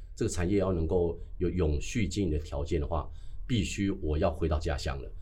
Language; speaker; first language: Chinese; native; Chinese